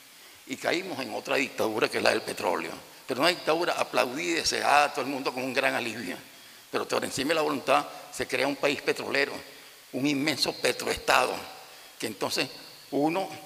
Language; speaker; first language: Spanish; native; Spanish